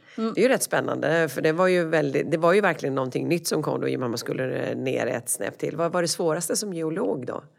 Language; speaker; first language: Swedish; native; Swedish